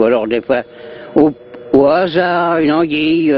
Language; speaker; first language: French; native; French